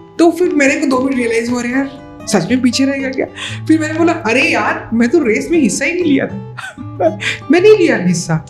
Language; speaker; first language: Hindi; non-native, local second language; Marathi